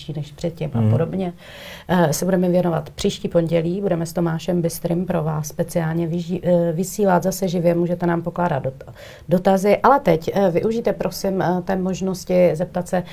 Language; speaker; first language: Czech; native; Czech